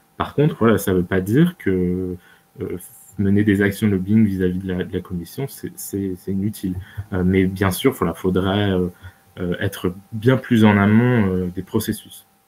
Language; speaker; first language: French; native; French